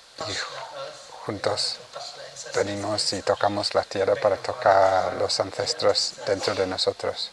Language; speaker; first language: Spanish; non-native, fluent; Vietnamese